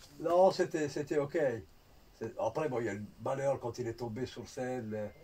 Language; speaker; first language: French; non-native, fluent; Italian